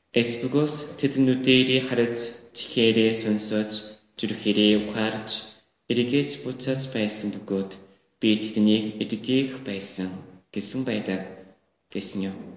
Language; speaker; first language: Mongolian; non-native, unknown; Korean